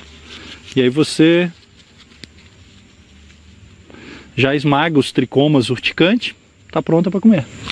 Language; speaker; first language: Portuguese; native; Portuguese